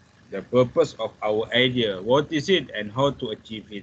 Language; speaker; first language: English; non-native, fluent; Buginese